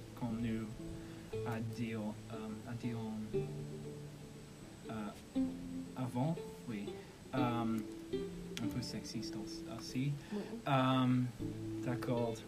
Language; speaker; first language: French; non-native, learner; English